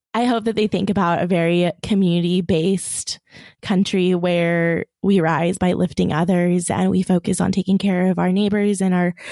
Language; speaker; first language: English; early bilingual, other home language; Persian